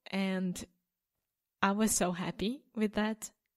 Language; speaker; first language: English; non-native, fluent; Portuguese